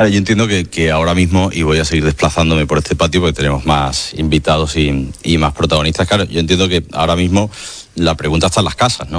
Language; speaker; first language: Spanish; native; Spanish